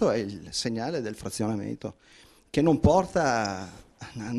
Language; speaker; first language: Italian; native; Italian